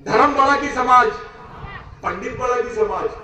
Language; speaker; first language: Hindi; non-native, local second language; Marathi